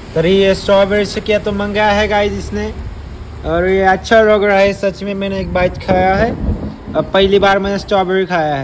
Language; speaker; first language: Hindi; non-native, local second language; Marathi